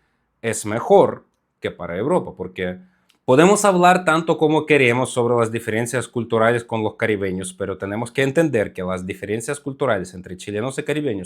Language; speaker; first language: Spanish; non-native, fluent; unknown